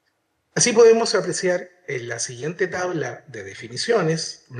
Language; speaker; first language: Spanish; native; Spanish